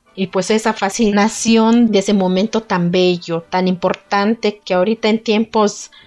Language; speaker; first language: Spanish; non-native, local second language; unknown